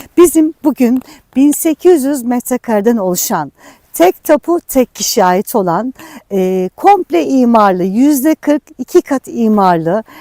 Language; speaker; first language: Turkish; native; Turkish